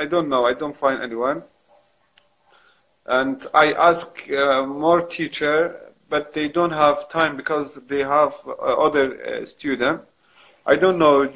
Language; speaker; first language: English; non-native, learner; Kurdish